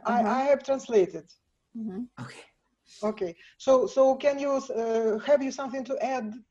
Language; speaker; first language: English; non-native, learner; Russian